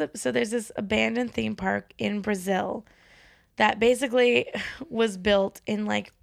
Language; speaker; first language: English; native; English